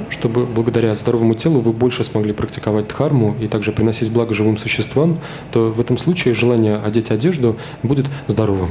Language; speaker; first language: Russian; native; Russian